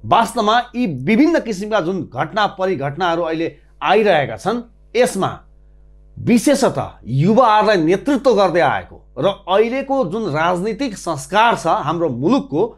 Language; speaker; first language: Nepali; native; Nepali